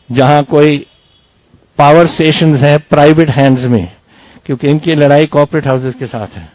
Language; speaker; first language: Hindi; non-native, local second language; Punjabi